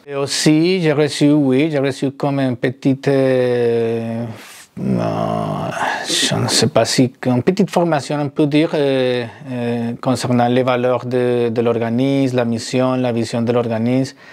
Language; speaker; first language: French; non-native, fluent; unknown